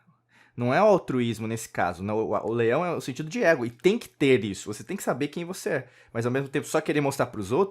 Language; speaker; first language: Portuguese; native; Portuguese